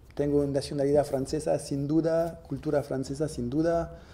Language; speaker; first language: Spanish; non-native, fluent; French